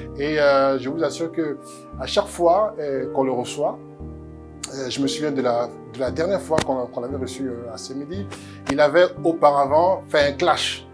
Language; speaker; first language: French; early bilingual, other home language; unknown